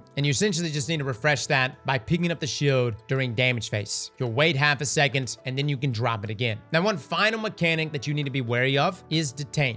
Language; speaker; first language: English; native; English